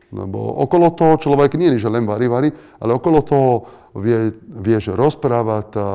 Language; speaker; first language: Slovak; non-native, fluent; Italian